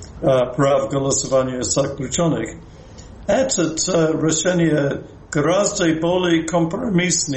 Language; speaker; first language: Russian; non-native, fluent; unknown